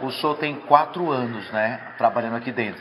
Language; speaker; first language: Portuguese; native; Portuguese